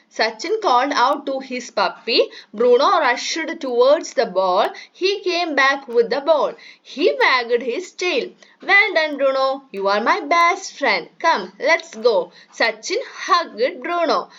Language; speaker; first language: English; non-native, local second language; Malayalam